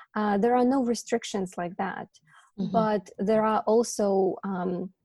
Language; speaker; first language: English; non-native, fluent; Ukrainian